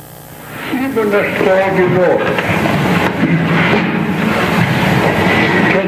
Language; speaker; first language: Greek; non-native, fluent; Russian